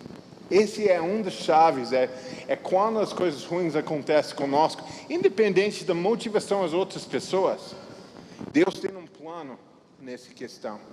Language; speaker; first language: Portuguese; non-native, fluent; English